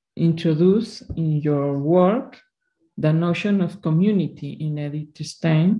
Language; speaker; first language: English; non-native, learner; Spanish